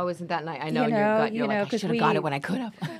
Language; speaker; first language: English; native; English